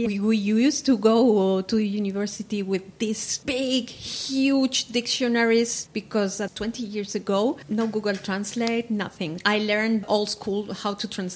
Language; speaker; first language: English; non-native, fluent; Spanish